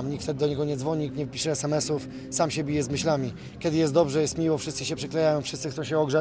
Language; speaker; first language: Polish; native; Polish